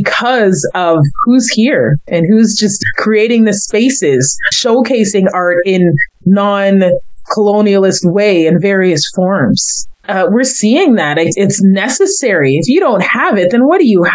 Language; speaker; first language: English; native; English